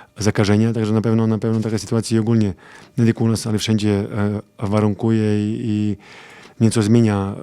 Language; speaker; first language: Polish; non-native, fluent; Serbian